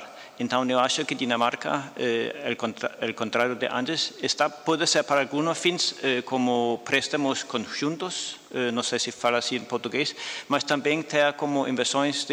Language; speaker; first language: Portuguese; non-native, fluent; Danish